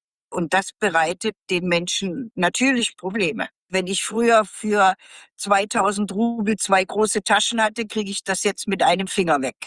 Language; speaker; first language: German; native; German